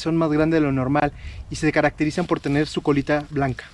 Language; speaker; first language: Spanish; native; Spanish